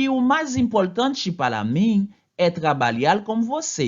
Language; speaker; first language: Portuguese; non-native, fluent; Haitian Creole